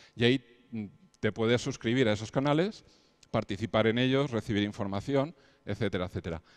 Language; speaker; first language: Spanish; native; Spanish